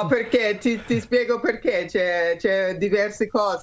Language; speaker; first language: Italian; non-native, learner; English